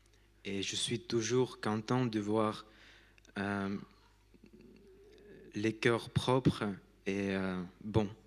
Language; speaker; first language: French; non-native, fluent; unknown